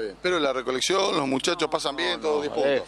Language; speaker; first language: Spanish; native; Spanish